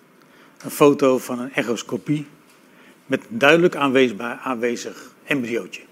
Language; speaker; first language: Dutch; native; Dutch